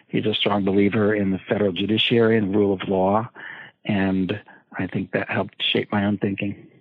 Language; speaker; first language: English; native; English